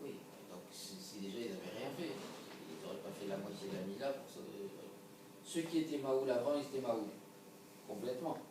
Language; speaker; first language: French; native; French